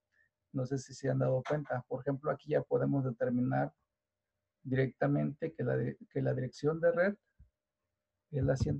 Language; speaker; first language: Spanish; native; Spanish